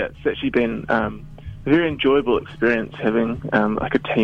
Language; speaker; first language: English; native; English